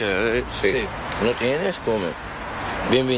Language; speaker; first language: Spanish; non-native, learner; Arabic